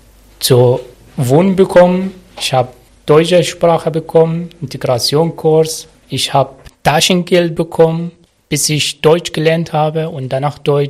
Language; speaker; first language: German; non-native, learner; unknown